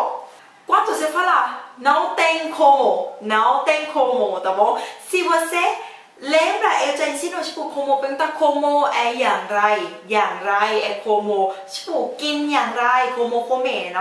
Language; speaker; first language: Portuguese; non-native, learner; Thai